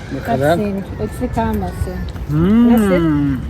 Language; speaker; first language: Turkish; non-native, fluent; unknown